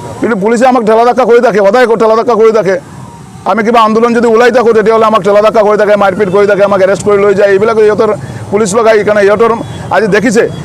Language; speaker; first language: Assamese; non-native, local second language; Bangla